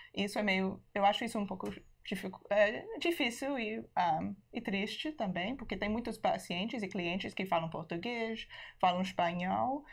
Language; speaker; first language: Portuguese; early bilingual, heritage; Portuguese